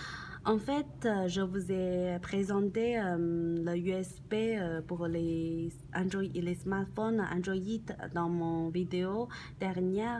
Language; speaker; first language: French; non-native, learner; Chinese